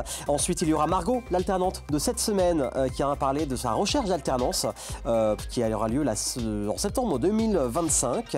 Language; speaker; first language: French; native; French